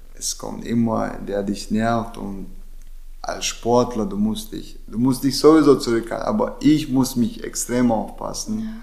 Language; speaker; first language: German; early bilingual, other home language; Russian